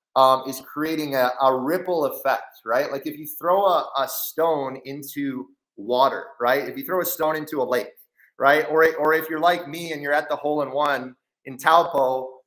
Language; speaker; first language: English; native; English